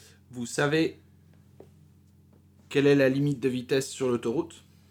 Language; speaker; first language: French; native; French